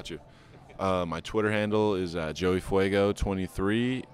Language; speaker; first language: English; native; English